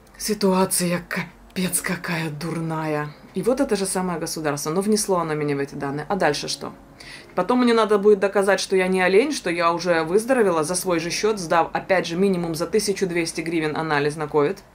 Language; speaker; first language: Russian; native; Russian